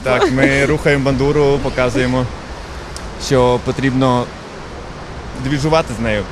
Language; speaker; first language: Ukrainian; native; Ukrainian